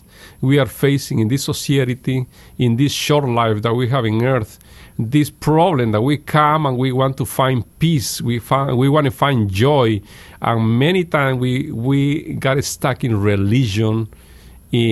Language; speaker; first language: English; non-native, fluent; Spanish